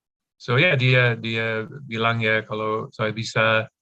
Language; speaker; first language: Indonesian; non-native, fluent; English